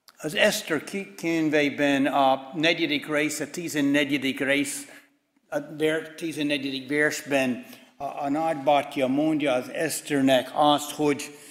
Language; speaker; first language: Hungarian; non-native, fluent; English